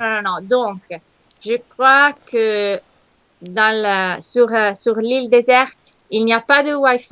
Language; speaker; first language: French; non-native, learner; Italian